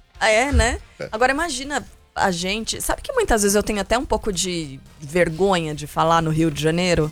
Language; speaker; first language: Portuguese; native; Portuguese